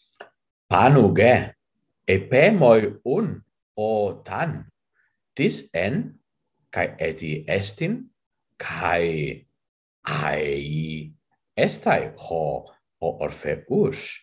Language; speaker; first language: Greek; non-native, fluent; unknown